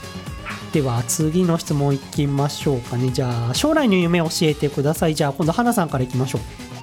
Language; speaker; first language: Japanese; native; Japanese